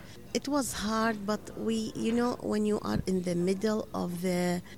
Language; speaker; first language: English; non-native, learner; Arabic